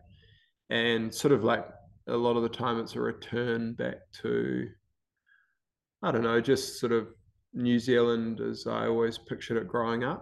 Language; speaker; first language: English; native; English